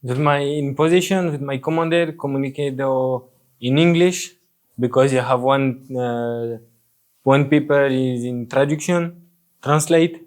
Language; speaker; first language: English; non-native, learner; French